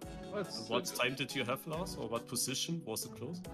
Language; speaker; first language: English; non-native, learner; German